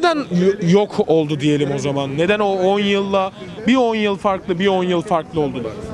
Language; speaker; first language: Turkish; native; Turkish